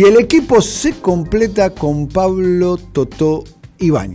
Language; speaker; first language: Spanish; native; Spanish